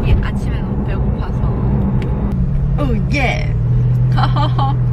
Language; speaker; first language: Korean; non-native, fluent; Chinese